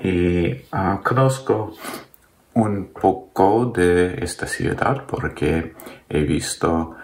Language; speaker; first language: Spanish; non-native, learner; English